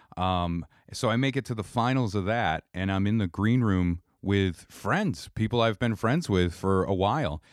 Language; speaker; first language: English; native; English